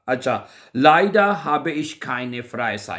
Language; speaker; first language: German; non-native, learner; Urdu